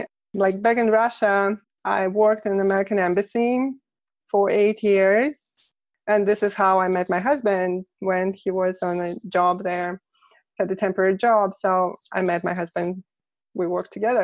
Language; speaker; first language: English; non-native, fluent; Russian